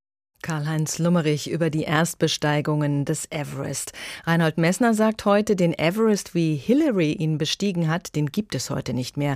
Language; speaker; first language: German; native; German